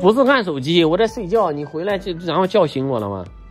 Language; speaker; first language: Chinese; native; Chinese